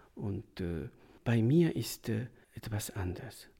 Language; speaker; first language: German; non-native, learner; Japanese